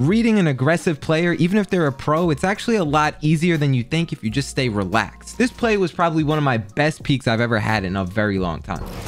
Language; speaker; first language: English; native; English